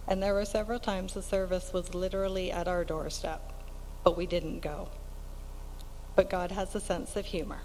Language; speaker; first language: English; native; English